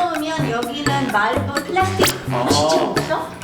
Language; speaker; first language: Korean; non-native, fluent; Italian